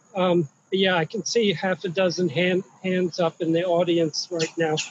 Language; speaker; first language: English; native; English